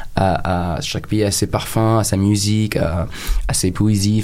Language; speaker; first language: French; non-native, fluent; Arabic